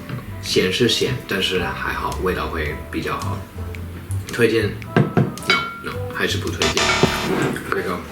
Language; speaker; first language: Chinese; non-native, fluent; English